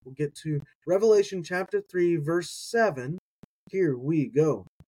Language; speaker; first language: English; native; English